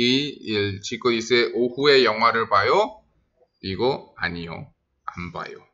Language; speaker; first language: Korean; non-native, fluent; Spanish